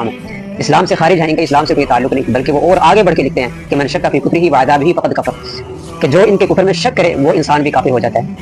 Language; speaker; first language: Urdu; native; Urdu